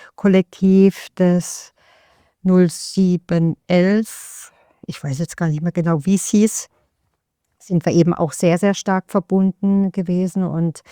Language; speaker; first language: German; native; German